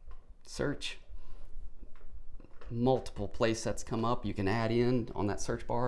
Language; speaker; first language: English; native; English